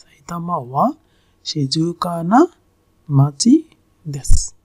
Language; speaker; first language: Japanese; non-native, fluent; Bangla